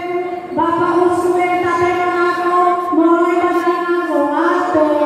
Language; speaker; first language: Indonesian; non-native, local second language; Nias